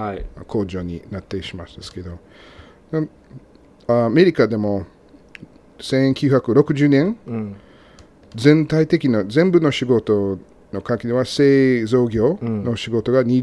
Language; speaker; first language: Japanese; non-native, learner; English